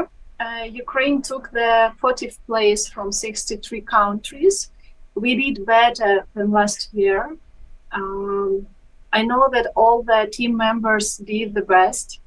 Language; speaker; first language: English; non-native, fluent; Ukrainian